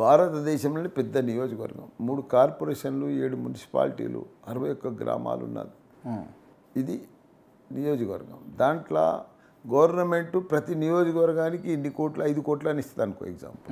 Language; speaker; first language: Telugu; native; Telugu